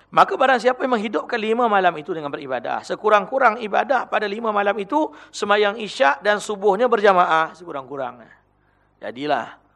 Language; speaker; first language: Malay; native; Malay